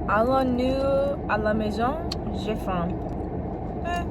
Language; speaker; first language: French; non-native, learner; English